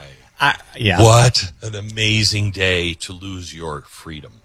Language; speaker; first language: English; native; English